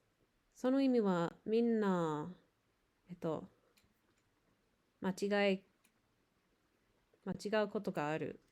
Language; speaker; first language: Japanese; non-native, learner; English